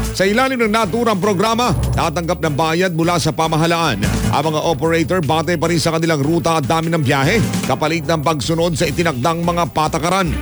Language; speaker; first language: Filipino; non-native, local second language; Cebuano